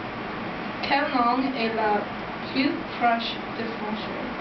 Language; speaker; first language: French; non-native, learner; English